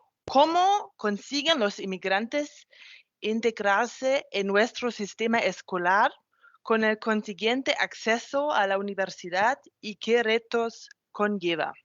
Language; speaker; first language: Spanish; non-native, fluent; German